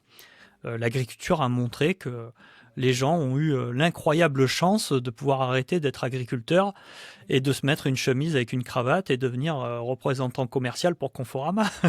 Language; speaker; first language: French; native; French